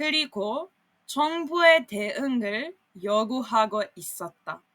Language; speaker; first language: Korean; non-native, fluent; Serbian